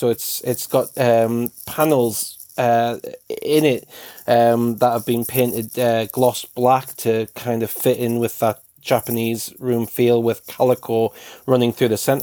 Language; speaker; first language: English; native; English